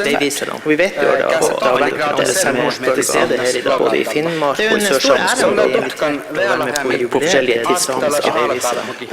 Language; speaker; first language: Norwegian; native; Norwegian